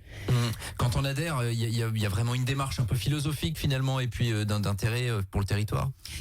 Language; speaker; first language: French; native; French